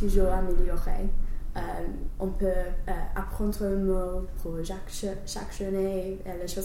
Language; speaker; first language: French; non-native, learner; English